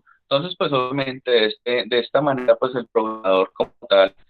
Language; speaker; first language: Spanish; native; Spanish